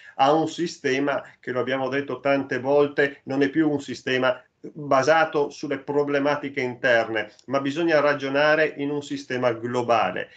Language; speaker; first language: Italian; native; Italian